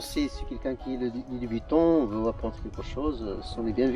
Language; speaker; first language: French; non-native, learner; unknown